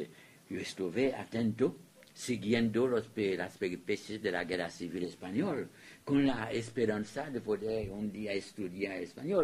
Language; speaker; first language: Spanish; non-native, fluent; French